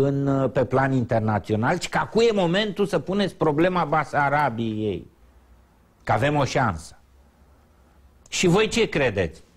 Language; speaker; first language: Romanian; native; Romanian